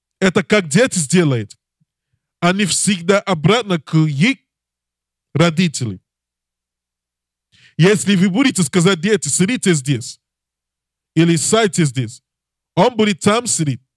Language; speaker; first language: Russian; non-native, learner; English